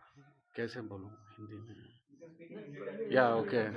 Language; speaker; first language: Hindi; non-native, learner; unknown